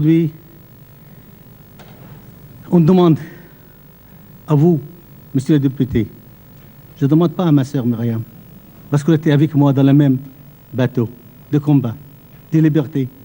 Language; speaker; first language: French; non-native, fluent; Arabic